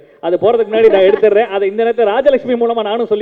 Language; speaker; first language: Tamil; native; Tamil